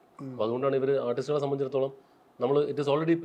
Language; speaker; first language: Malayalam; native; Malayalam